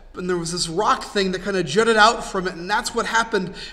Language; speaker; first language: English; native; English